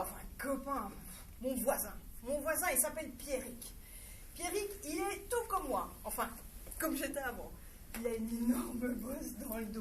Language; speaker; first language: French; native; French